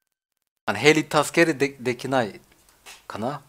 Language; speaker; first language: Japanese; non-native, learner; German